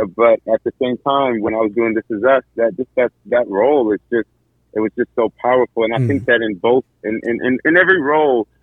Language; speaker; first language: English; native; English